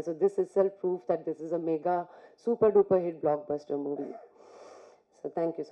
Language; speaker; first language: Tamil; non-native, fluent; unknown